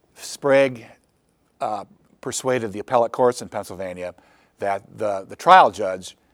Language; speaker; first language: English; native; English